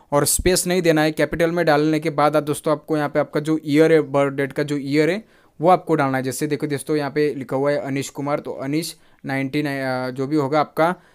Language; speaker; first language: Hindi; non-native, local second language; Marathi